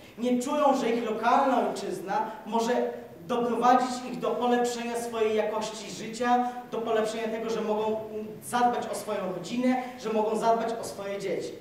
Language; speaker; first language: Polish; native; Polish